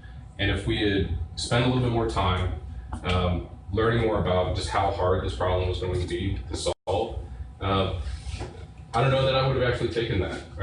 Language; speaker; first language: English; native; English